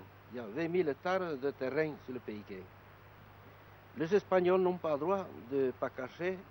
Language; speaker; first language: French; non-native, local second language; Basque